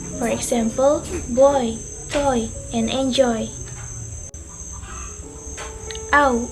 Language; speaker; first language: English; non-native, learner; Indonesian